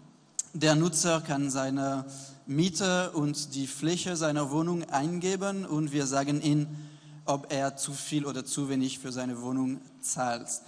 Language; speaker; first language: German; non-native, fluent; French